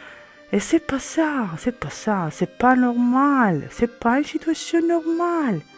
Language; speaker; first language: French; non-native, learner; Italian